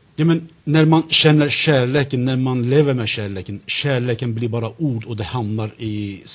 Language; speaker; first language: Swedish; non-native, fluent; Zaza